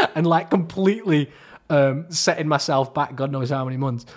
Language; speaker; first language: English; native; English